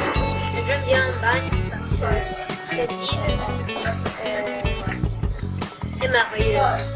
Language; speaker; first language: French; non-native, learner; Spanish